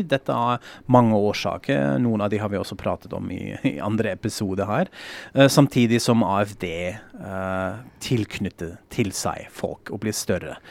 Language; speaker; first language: Norwegian; non-native, fluent; German